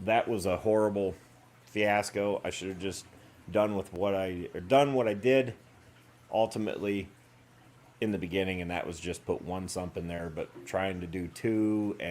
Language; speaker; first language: English; native; English